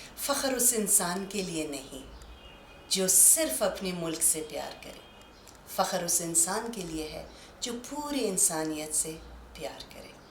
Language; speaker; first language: Urdu; early bilingual, other home language; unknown